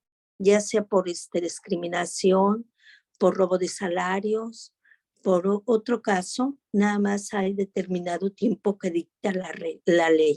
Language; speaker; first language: Spanish; native; Spanish